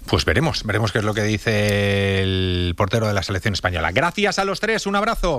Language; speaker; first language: Spanish; native; Spanish